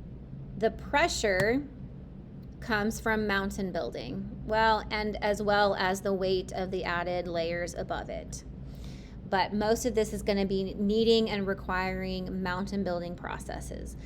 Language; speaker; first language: English; native; English